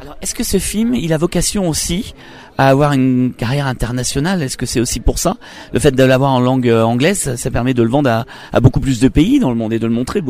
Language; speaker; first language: French; native; French